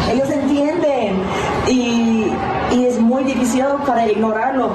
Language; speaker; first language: Spanish; non-native, fluent; English